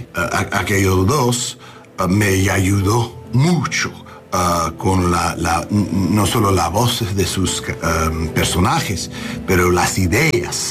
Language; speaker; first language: Spanish; non-native, learner; English